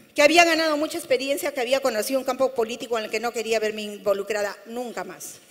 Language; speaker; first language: Spanish; native; Spanish